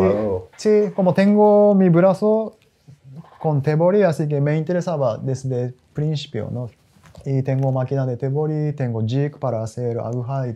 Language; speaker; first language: Spanish; non-native, learner; Japanese